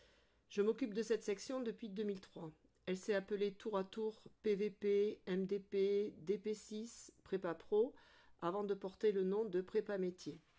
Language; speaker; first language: French; native; French